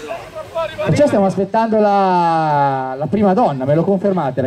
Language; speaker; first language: Italian; native; Italian